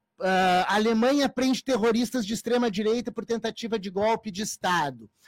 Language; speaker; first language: Portuguese; native; Portuguese